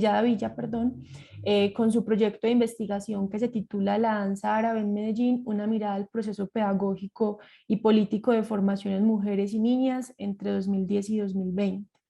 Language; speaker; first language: Spanish; native; Spanish